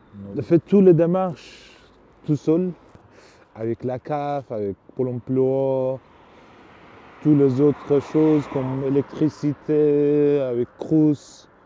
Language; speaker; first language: French; non-native, learner; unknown